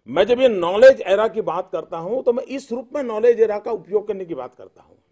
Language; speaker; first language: Hindi; non-native, local second language; Gujarati